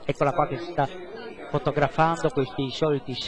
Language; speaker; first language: Italian; native; Italian